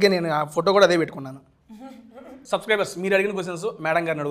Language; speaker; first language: Telugu; native; Telugu